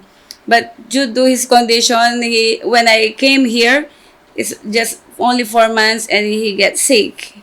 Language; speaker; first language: English; non-native, local second language; Filipino